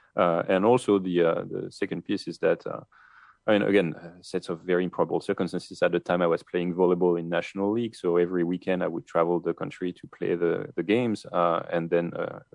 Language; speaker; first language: English; non-native, fluent; French